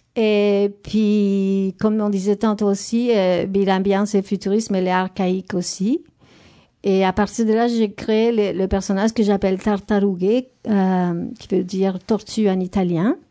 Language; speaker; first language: French; non-native, fluent; Spanish